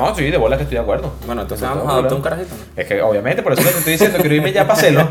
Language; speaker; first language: Spanish; native; Spanish